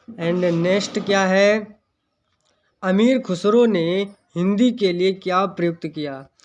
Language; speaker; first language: Hindi; native; Hindi